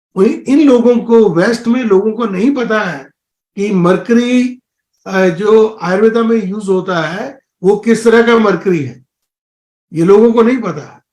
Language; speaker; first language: Hindi; native; Hindi